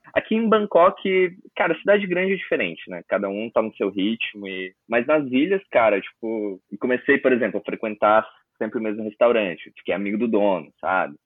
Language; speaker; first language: Portuguese; native; Portuguese